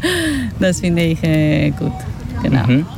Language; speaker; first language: German; non-native, fluent; Spanish